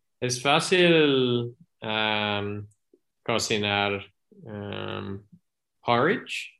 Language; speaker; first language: Spanish; non-native, learner; English